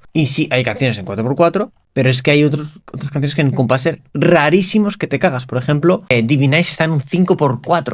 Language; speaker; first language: Spanish; native; Spanish